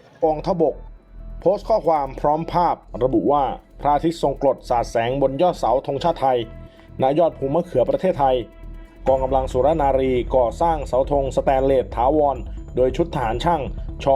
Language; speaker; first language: Thai; native; Thai